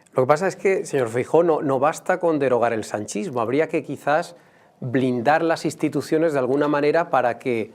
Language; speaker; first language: Spanish; native; Spanish